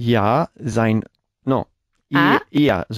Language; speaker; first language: German; non-native, learner; Spanish